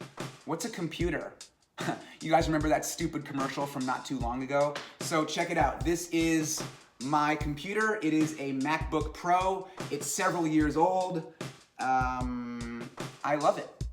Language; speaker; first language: English; native; English